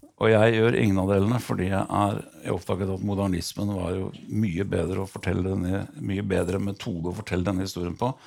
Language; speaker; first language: Norwegian; native; Norwegian